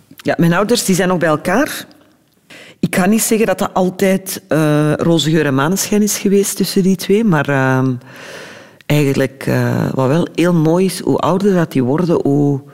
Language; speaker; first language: Dutch; early bilingual, other home language; Turkish